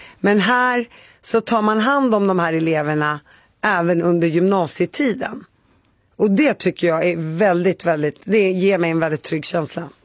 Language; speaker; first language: Swedish; native; Swedish